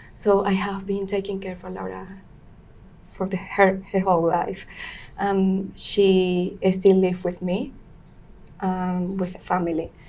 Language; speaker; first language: English; non-native, learner; Spanish